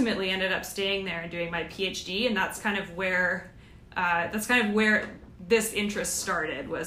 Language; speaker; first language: English; native; English